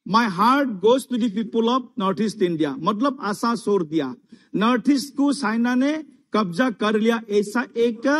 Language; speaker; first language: Hindi; non-native, local second language; Assamese